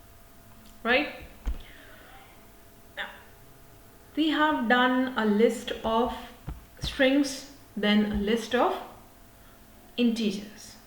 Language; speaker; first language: English; non-native, local second language; Hindi